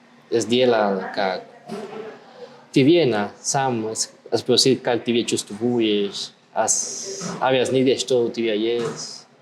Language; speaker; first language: Russian; non-native, learner; Spanish